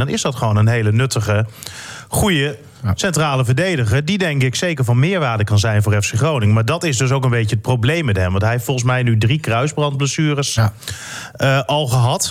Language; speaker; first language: Dutch; native; Dutch